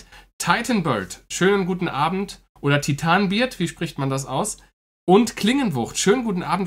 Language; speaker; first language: German; native; German